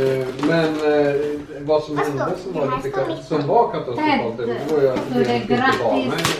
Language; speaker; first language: Swedish; native; Swedish